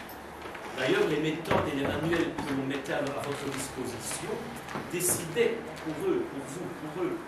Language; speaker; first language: French; native; French